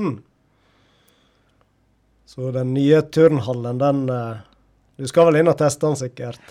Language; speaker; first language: Norwegian; native; Norwegian